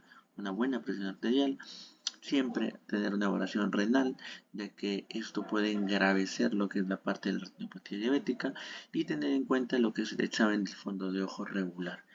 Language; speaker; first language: Spanish; native; Spanish